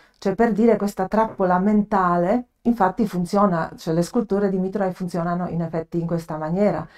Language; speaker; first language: Italian; non-native, fluent; Polish